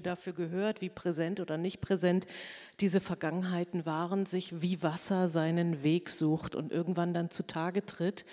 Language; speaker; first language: German; native; German